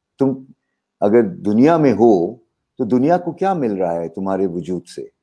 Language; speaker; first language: Urdu; native; Urdu